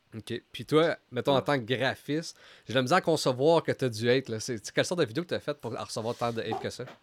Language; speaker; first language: French; native; French